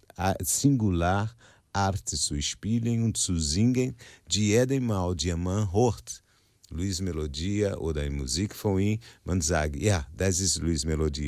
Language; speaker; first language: German; non-native, learner; Portuguese